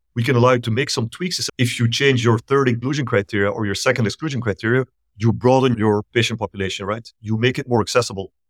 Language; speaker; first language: English; non-native, fluent; Dutch